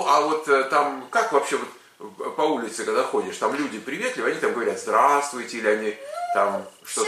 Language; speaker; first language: Russian; native; Russian